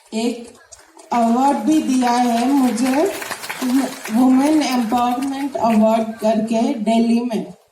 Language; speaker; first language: Hindi; non-native, local second language; Telugu